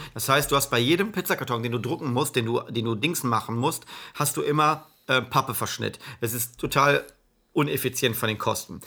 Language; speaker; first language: German; early bilingual, other home language; Italian